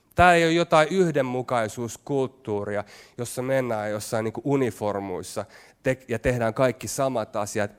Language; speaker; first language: Finnish; native; Finnish